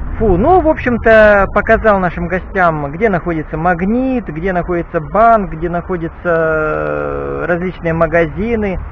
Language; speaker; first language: Russian; native; Russian